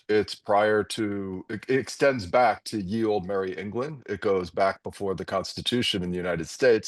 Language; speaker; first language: English; native; English